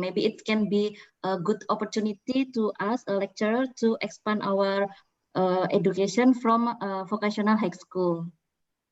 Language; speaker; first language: English; non-native, learner; Indonesian